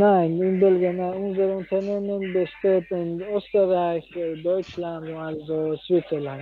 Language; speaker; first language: German; non-native, learner; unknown